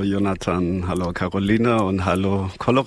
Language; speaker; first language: German; non-native, fluent; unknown